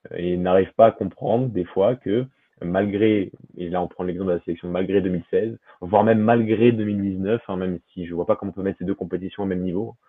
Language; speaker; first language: French; early bilingual, other home language; Portuguese